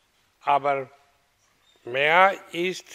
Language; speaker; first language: German; non-native, fluent; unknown